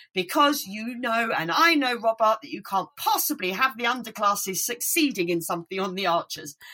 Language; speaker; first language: English; native; English